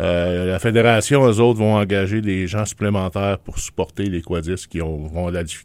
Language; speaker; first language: French; native; French